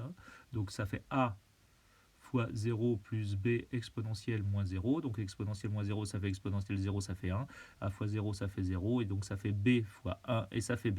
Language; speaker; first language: French; native; French